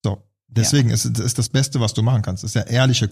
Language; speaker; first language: German; native; German